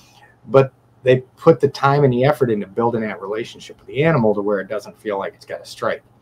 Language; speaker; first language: English; native; English